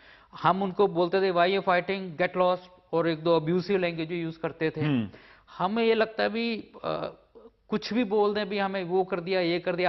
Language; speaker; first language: Hindi; native; Hindi